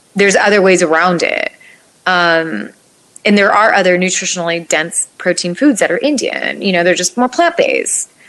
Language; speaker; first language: English; native; English